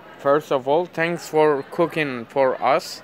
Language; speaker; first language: English; non-native, fluent; Turkish